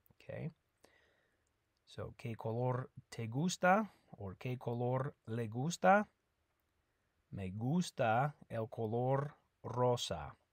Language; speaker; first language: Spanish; non-native, fluent; English